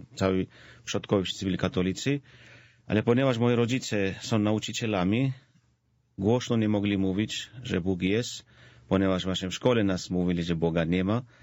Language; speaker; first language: Polish; non-native, fluent; Georgian